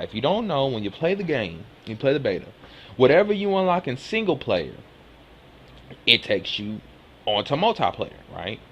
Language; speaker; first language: English; native; English